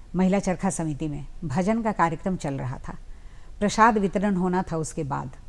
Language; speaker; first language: Hindi; native; Hindi